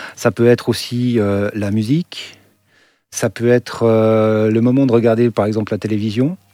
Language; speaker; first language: French; native; French